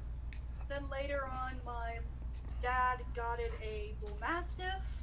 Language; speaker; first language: English; native; English